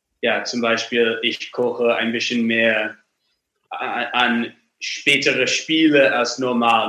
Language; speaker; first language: German; non-native, learner; English